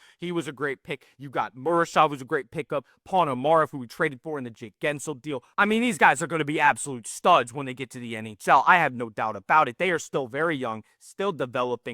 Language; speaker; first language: English; native; English